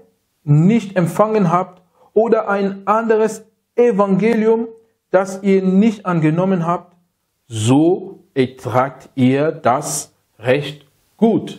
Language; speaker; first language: German; non-native, learner; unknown